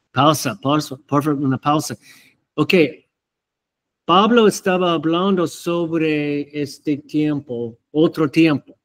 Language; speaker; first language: Spanish; non-native, fluent; English